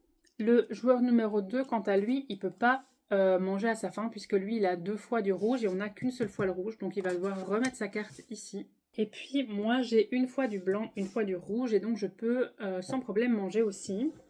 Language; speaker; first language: French; native; French